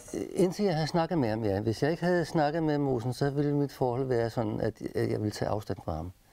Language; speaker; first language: Danish; native; Danish